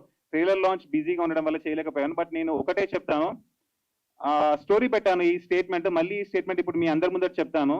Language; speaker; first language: Telugu; native; Telugu